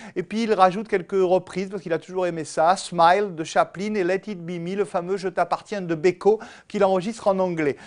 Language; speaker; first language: French; native; French